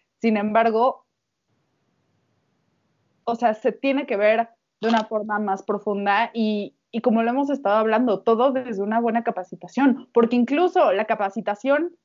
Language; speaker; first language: Spanish; native; Spanish